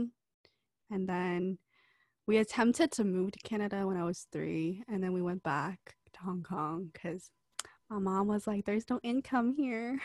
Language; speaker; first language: English; early bilingual, other home language; Cantonese